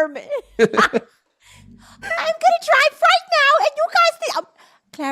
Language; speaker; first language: English; native; English